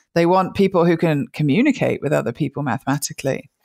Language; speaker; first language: English; native; English